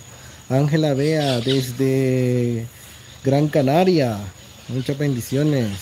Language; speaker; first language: Spanish; native; Spanish